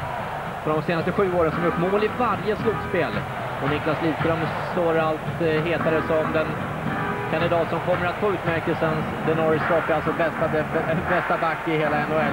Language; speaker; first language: Swedish; native; Swedish